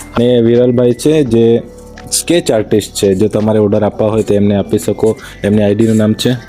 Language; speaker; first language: Gujarati; non-native, local second language; Kukna